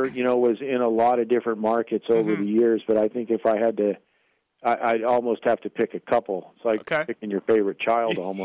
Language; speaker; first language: English; native; English